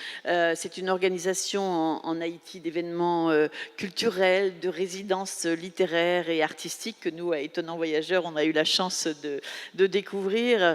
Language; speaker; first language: French; native; French